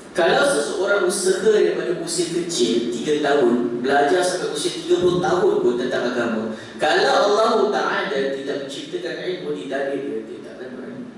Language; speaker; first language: Malay; native; Malay